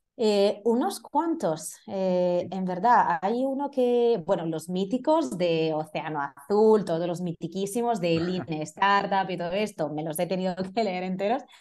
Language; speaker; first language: Spanish; non-native, fluent; Italian